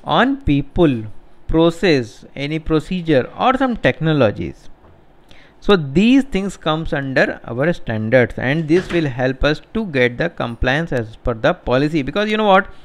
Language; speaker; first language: English; non-native, local second language; Hindi